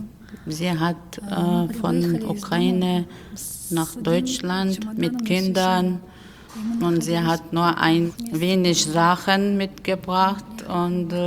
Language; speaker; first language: German; non-native, fluent; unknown